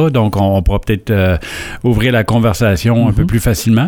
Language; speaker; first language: French; native; French